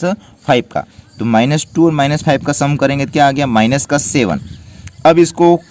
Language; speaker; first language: Hindi; native; Hindi